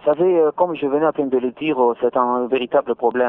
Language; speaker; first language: French; non-native, local second language; Luba-Lulua